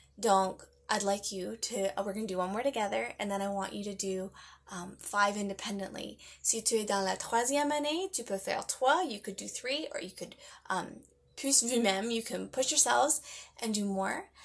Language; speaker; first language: English; native; English